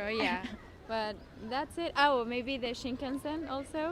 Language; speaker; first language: English; non-native, fluent; Spanish